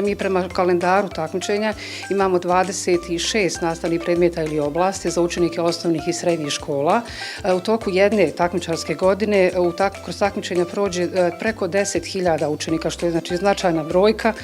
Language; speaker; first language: Bosnian; native; Bosnian